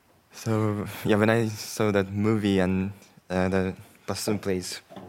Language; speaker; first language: English; non-native, learner; Japanese